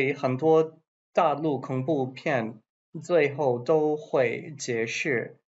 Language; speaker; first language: Chinese; non-native, learner; English